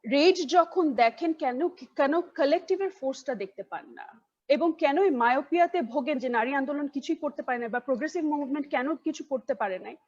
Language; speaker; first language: Bangla; native; Bangla